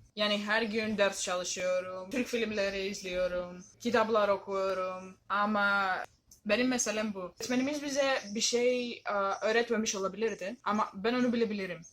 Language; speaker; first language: Turkish; non-native, learner; Greek